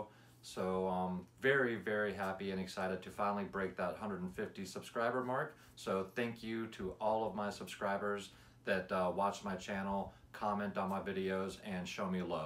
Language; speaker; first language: English; native; English